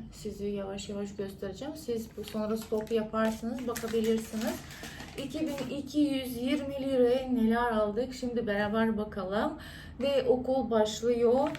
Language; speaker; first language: Turkish; non-native, fluent; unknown